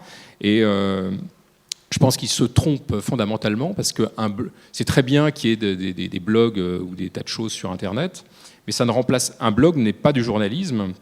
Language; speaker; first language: French; native; French